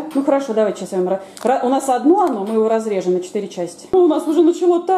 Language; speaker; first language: Russian; native; Russian